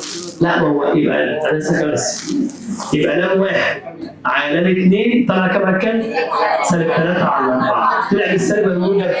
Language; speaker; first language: Arabic; native; Arabic